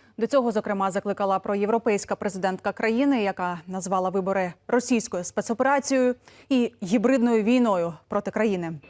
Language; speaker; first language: Ukrainian; native; Ukrainian